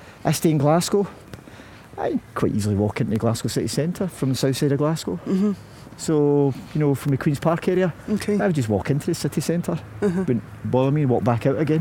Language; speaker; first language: English; native; English